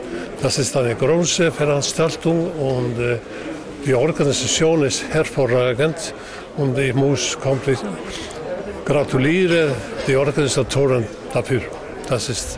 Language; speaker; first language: German; non-native, learner; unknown